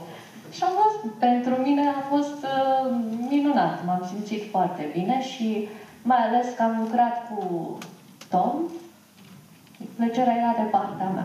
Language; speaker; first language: Romanian; native; Romanian